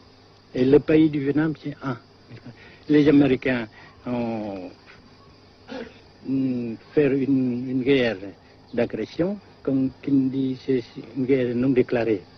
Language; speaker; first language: French; non-native, fluent; Vietnamese